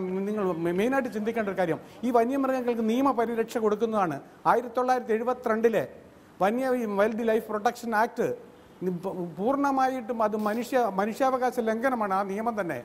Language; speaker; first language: Malayalam; native; Malayalam